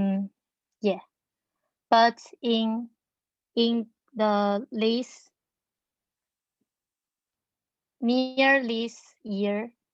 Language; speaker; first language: English; non-native, learner; Chinese